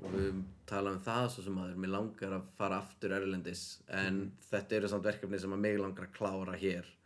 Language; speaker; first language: Icelandic; native; Icelandic